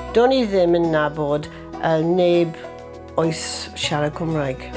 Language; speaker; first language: Welsh; non-native, learner; English